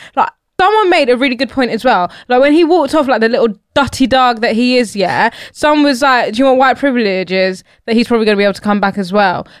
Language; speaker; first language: English; native; English